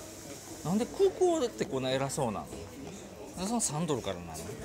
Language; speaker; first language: Japanese; native; Japanese